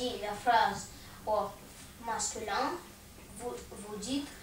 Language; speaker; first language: French; non-native, learner; Russian